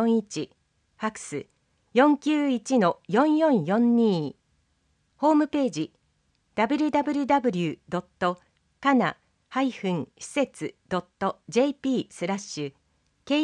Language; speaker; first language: Japanese; native; Japanese